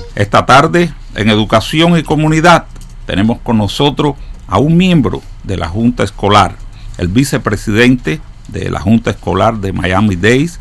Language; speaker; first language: Spanish; native; Spanish